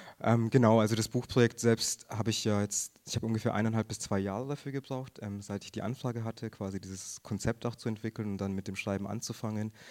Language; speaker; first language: German; early bilingual, other home language; Tamil